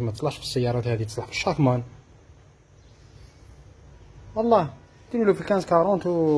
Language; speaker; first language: Arabic; native; Arabic